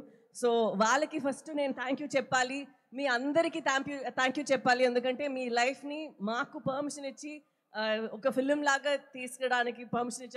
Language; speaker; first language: Telugu; non-native, local second language; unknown